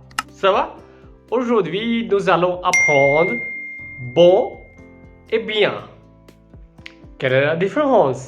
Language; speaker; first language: French; non-native, fluent; Hindi